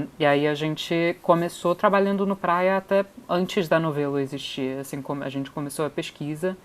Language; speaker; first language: Portuguese; non-native, fluent; English